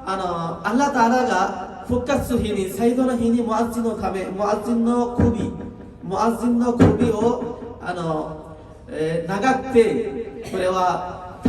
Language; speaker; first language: Japanese; non-native, learner; Bangla